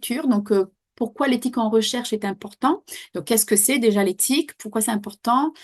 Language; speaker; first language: French; native; French